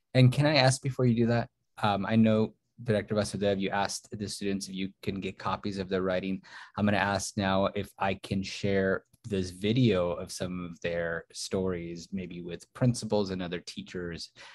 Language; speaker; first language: English; early bilingual, other home language; Spanish